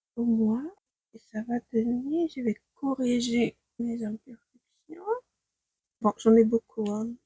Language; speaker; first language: French; non-native, fluent; Ukrainian